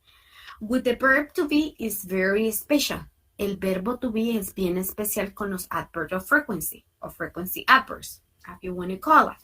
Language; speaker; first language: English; non-native, fluent; Spanish